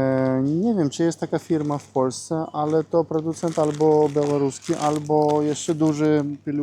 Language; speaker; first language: Polish; non-native, learner; Russian